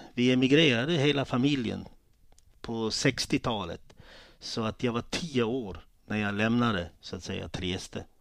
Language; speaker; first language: Swedish; early bilingual, other home language; Italian